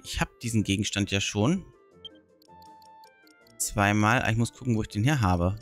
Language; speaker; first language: German; native; German